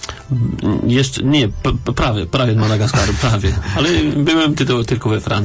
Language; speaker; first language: Polish; non-native, learner; French